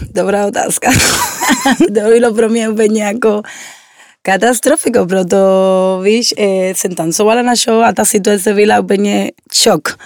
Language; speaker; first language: Czech; non-native, learner; Spanish